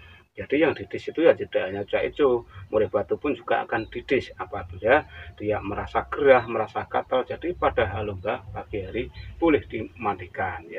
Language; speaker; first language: Indonesian; native; Indonesian